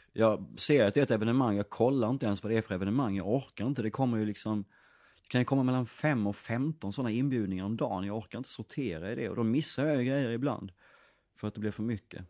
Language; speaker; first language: Swedish; native; Swedish